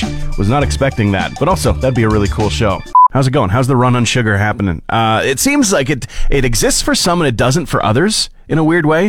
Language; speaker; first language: English; native; English